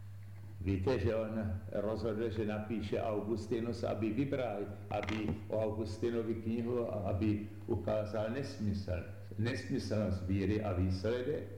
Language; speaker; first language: Czech; native; Czech